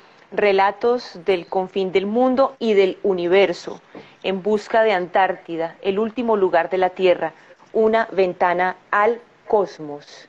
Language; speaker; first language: Spanish; native; Spanish